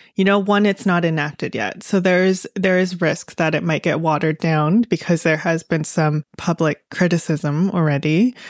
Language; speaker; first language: English; native; English